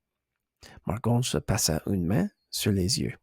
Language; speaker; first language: French; non-native, learner; English